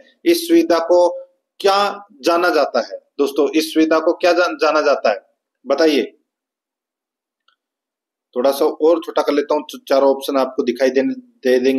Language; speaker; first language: Hindi; native; Hindi